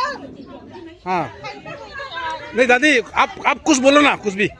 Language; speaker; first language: Hindi; non-native, local second language; Rongmei Naga